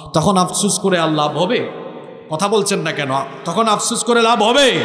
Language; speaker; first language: Bangla; non-native, local second language; Sylheti